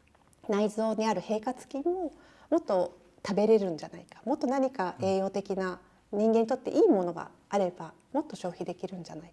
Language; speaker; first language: Japanese; native; Japanese